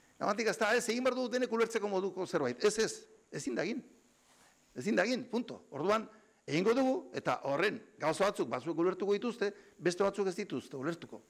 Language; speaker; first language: Basque; native; Basque